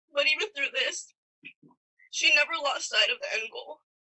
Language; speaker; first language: English; early bilingual, other home language; Spanish